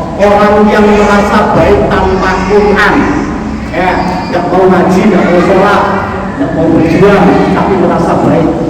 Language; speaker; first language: Indonesian; non-native, local second language; Javanese